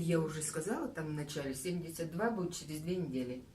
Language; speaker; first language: Russian; native; Russian